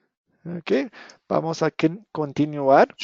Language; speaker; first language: Spanish; non-native, fluent; English